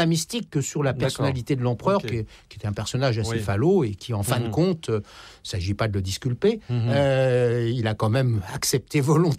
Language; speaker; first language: French; native; French